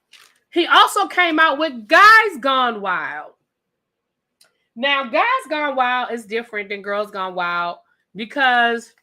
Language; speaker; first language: English; native; English